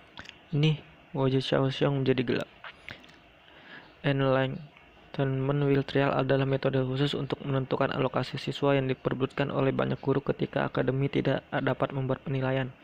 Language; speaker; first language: Indonesian; native; Indonesian